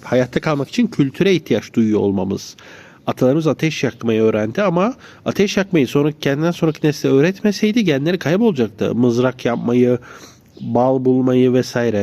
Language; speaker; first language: Turkish; native; Turkish